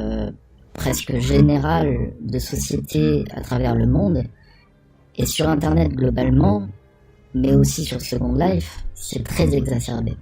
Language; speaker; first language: French; native; French